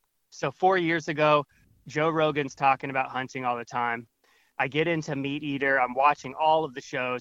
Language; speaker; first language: English; native; English